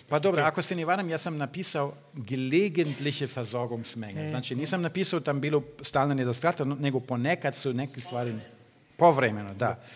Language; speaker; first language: Serbian; non-native, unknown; German